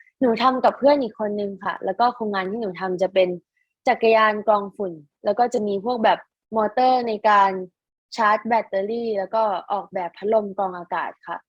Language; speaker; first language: Thai; native; Thai